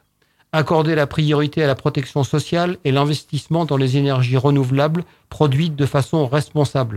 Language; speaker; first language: French; native; French